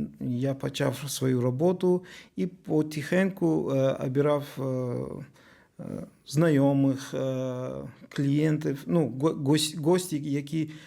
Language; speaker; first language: Ukrainian; non-native, learner; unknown